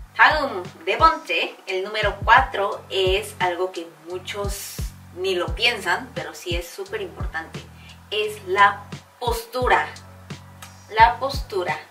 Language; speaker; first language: Spanish; non-native, fluent; Korean